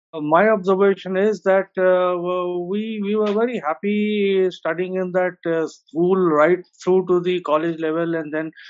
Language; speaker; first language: English; non-native, local second language; Hindi